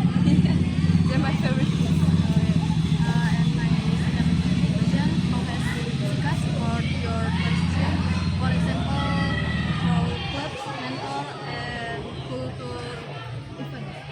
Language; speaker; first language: English; non-native, fluent; Tajik